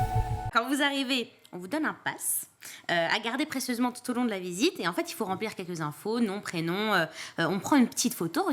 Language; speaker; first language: French; native; French